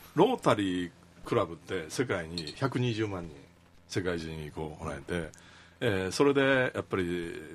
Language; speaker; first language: Japanese; native; Japanese